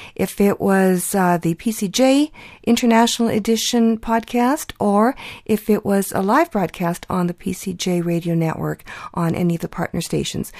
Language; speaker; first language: English; early bilingual, other home language; Ukrainian